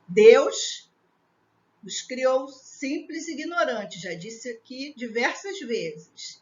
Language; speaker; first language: Portuguese; native; Portuguese